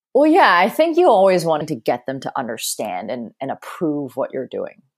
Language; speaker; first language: English; early bilingual, other home language; Cantonese